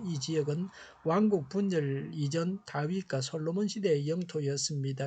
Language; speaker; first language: Korean; native; Korean